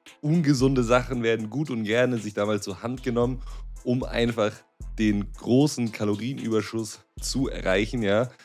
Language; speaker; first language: German; native; German